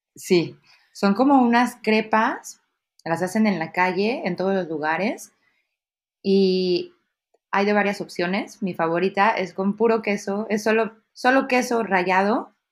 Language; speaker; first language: Spanish; native; Spanish